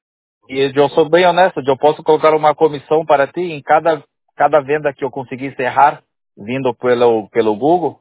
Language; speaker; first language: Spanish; non-native, learner; Portuguese